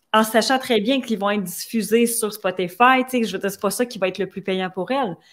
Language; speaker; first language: French; native; French